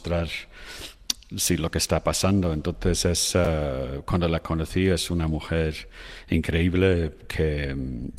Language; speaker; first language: Spanish; non-native, fluent; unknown